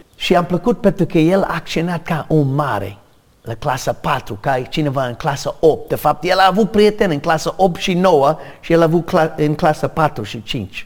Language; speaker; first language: Romanian; non-native, learner; English